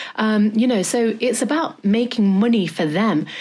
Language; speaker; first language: English; native; English